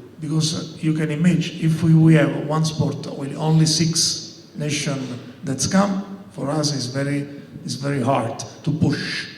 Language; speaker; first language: English; non-native, learner; Italian